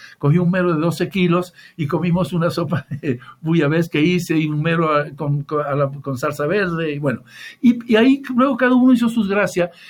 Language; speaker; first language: Spanish; native; Spanish